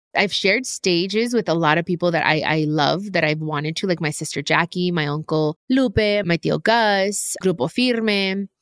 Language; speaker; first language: English; early bilingual, other home language; Spanish